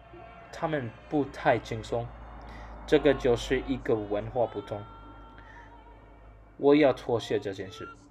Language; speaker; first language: Chinese; non-native, learner; English